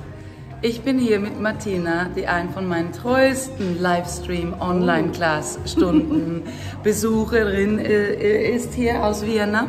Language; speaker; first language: German; non-native, fluent; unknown